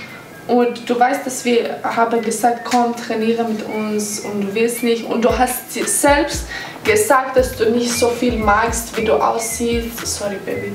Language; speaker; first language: German; non-native, learner; English